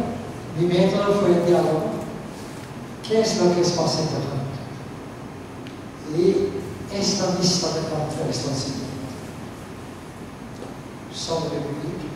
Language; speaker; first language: Spanish; non-native, fluent; Norwegian